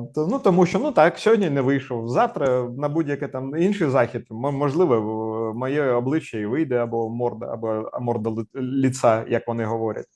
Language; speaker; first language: Ukrainian; non-native, local second language; Russian